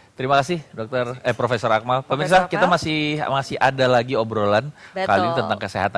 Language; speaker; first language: Indonesian; native; Indonesian